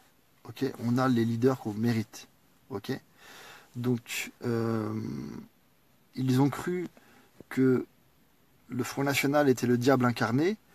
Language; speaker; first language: French; native; French